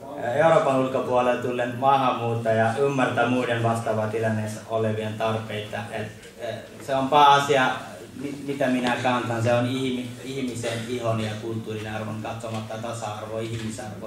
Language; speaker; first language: Finnish; non-native, learner; Turkish